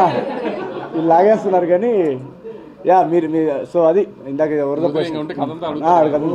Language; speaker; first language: Telugu; native; Telugu